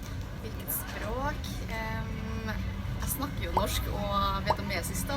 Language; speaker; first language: Norwegian; early bilingual, other home language; Vietnamese